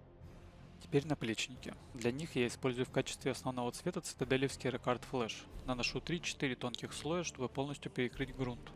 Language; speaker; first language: Russian; native; Russian